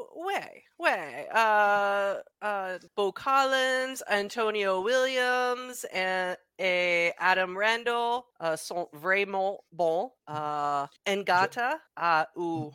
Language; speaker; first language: French; non-native, learner; English